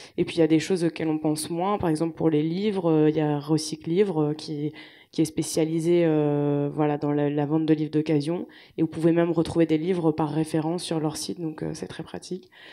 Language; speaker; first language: French; native; French